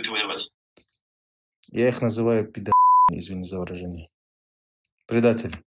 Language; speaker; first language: Russian; non-native, local second language; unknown